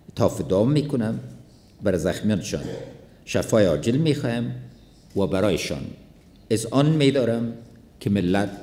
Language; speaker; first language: Persian; non-native, local second language; Pashto